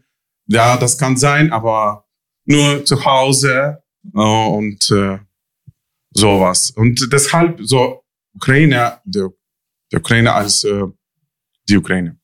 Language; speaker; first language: German; non-native, learner; Ukrainian